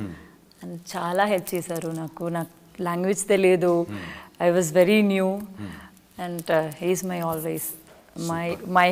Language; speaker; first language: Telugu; non-native, learner; Malayalam